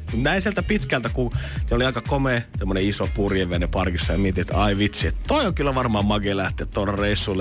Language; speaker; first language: Finnish; native; Finnish